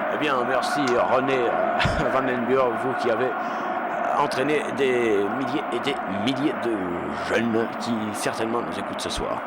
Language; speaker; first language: French; native; French